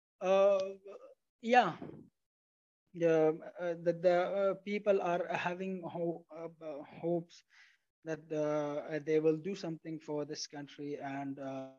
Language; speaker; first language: English; non-native, fluent; Pashto